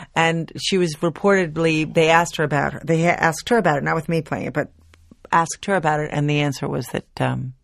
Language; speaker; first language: English; native; English